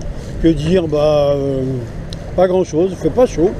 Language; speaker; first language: French; native; French